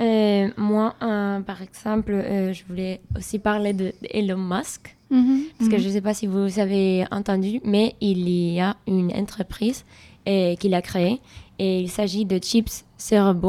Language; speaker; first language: French; non-native, learner; Spanish